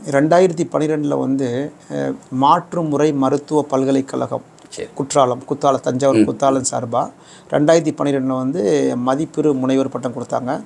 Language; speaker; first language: Tamil; native; Tamil